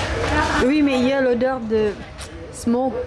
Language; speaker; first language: French; non-native, fluent; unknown